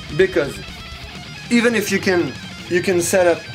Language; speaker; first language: English; non-native, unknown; French